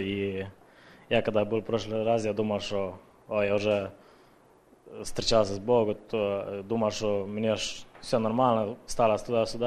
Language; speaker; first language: Russian; early bilingual, heritage; Russian